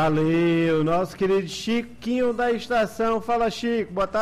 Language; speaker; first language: Portuguese; native; Portuguese